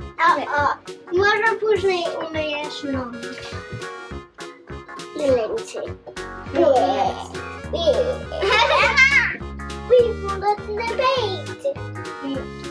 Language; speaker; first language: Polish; early bilingual, heritage; Polish